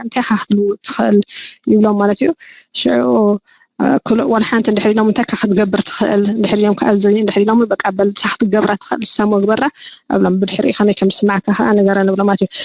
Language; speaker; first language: Tigrinya; native; Tigrinya